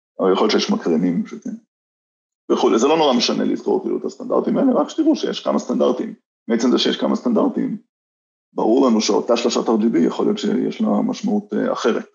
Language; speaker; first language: Hebrew; native; Hebrew